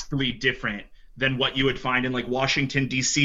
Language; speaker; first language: English; native; English